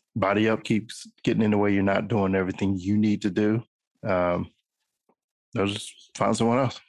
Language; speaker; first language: English; native; English